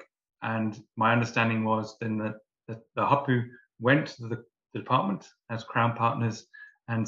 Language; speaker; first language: English; native; English